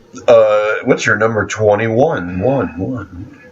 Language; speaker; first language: English; native; English